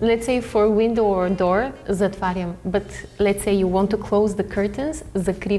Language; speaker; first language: English; non-native, fluent; Bulgarian